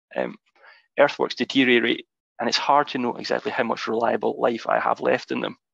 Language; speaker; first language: English; native; English